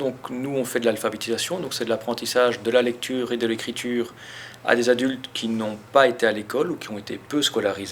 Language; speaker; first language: French; native; French